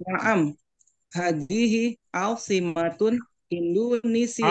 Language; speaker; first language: Arabic; non-native, learner; Indonesian